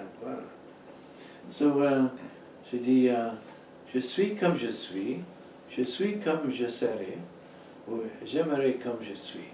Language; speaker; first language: French; non-native, fluent; English